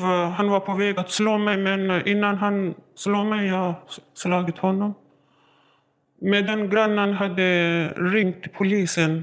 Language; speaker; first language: Swedish; non-native, learner; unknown